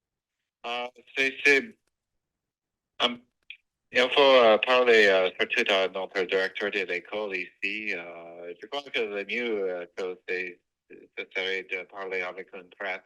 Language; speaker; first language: French; non-native, fluent; English